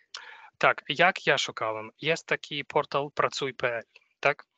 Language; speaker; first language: Polish; non-native, fluent; Ukrainian